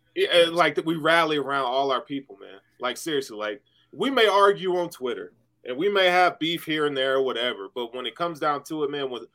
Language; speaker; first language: English; native; English